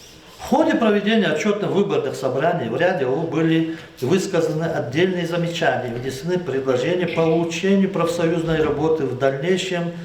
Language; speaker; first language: Russian; non-native, local second language; Lezghian